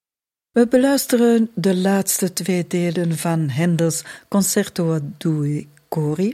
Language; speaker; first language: Dutch; native; Dutch